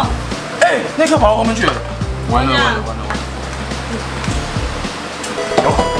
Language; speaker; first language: Chinese; native; Chinese